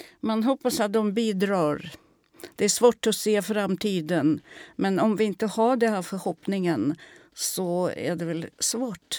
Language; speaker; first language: Swedish; non-native, fluent; Russian